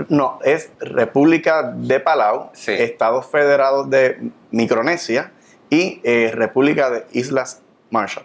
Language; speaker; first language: Spanish; native; Spanish